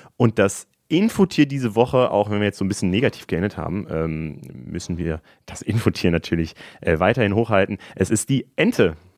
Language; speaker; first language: German; native; German